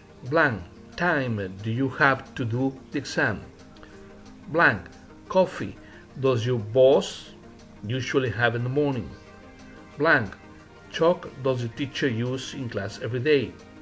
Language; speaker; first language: English; non-native, fluent; Spanish